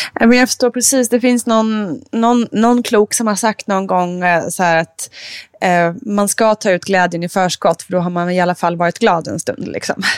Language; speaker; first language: Swedish; native; Swedish